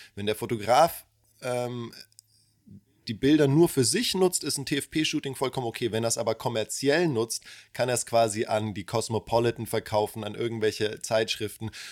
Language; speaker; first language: German; early bilingual, other home language; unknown